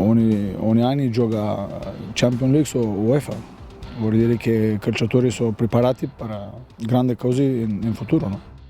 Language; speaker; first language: Italian; non-native, fluent; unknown